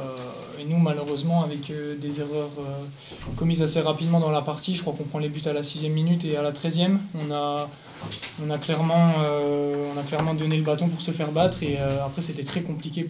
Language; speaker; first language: French; native; French